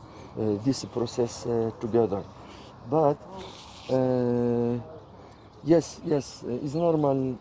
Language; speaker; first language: English; non-native, learner; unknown